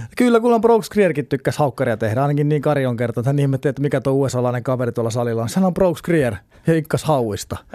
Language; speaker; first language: Finnish; native; Finnish